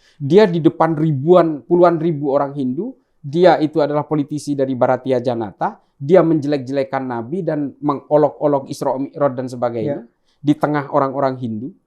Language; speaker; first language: Indonesian; non-native, local second language; Madurese